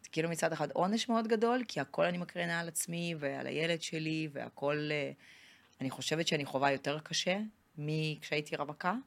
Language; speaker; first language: Hebrew; non-native, fluent; Russian